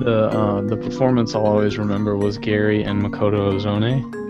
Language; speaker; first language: English; native; English